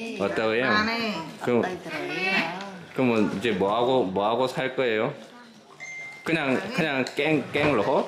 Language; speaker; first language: Korean; native; Korean